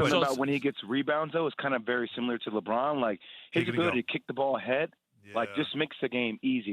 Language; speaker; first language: English; native; English